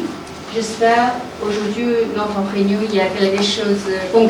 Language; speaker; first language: French; non-native, learner; Chinese